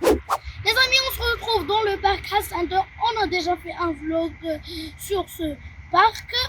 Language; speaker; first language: French; native; French